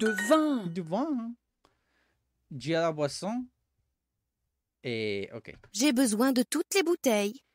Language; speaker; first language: French; non-native, learner; Spanish